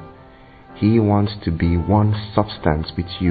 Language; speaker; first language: English; non-native, local second language; Igbo